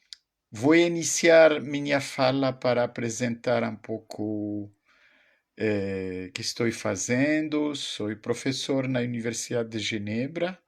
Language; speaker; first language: Portuguese; non-native, fluent; French